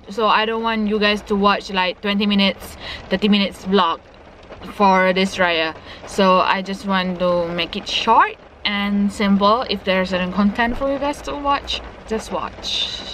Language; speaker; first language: English; non-native, local second language; Malay